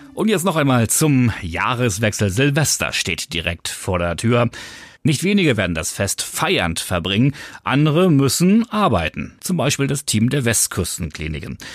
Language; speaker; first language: German; native; German